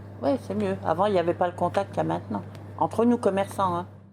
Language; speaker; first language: French; native; French